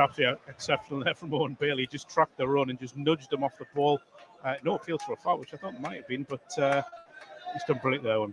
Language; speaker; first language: English; native; English